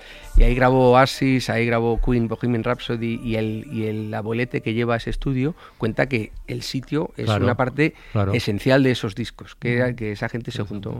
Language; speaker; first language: Spanish; native; Spanish